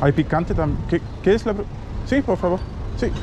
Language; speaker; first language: Spanish; non-native, learner; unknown